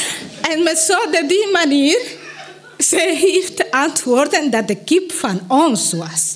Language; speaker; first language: Dutch; non-native, learner; Spanish